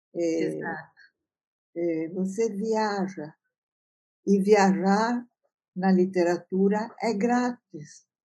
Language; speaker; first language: Portuguese; early bilingual, other home language; Italian